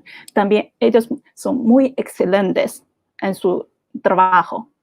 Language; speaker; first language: Spanish; non-native, fluent; Chinese